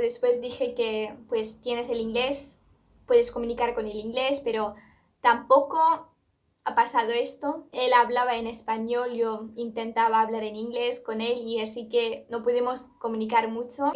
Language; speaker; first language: Spanish; non-native, fluent; Turkish